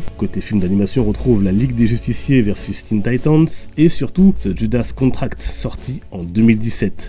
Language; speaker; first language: French; native; French